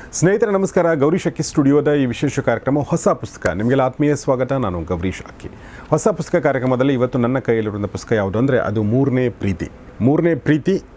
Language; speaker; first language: Kannada; native; Kannada